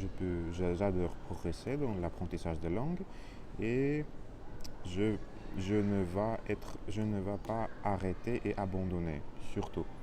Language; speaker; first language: French; non-native, learner; Russian